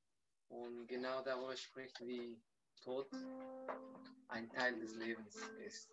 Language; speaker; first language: German; non-native, fluent; Spanish